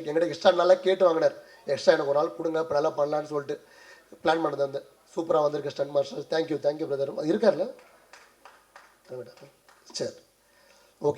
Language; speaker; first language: Tamil; native; Tamil